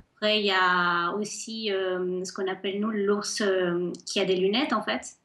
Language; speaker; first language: French; non-native, fluent; Spanish